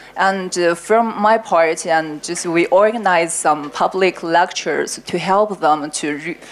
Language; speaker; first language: English; non-native, learner; Chinese